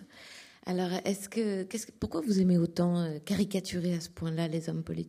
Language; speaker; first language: French; native; French